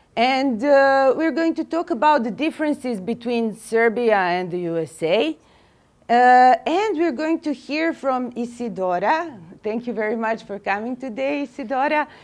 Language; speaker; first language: English; non-native, fluent; Serbian